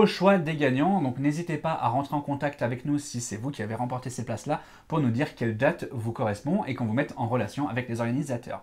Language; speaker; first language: French; native; French